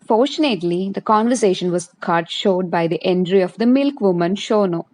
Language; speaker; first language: English; non-native, local second language; Malayalam